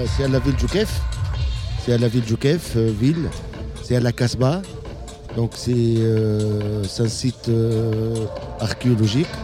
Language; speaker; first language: French; non-native, local second language; Arabic